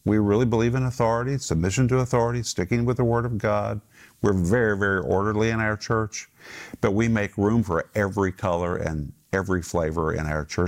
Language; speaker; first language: English; native; English